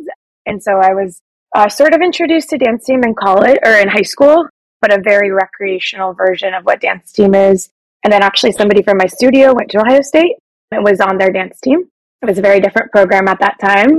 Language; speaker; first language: English; native; English